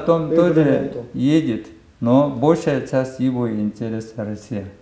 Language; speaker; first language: Russian; non-native, learner; Korean